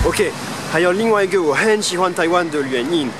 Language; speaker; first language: Chinese; non-native, fluent; French